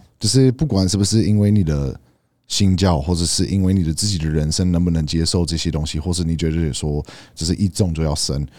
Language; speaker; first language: Chinese; native; Chinese